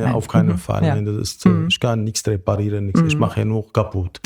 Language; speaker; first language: German; non-native, fluent; Arabic